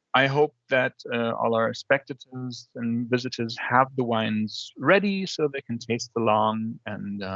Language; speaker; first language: English; non-native, fluent; German